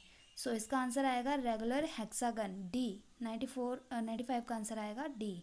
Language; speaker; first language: Hindi; native; Hindi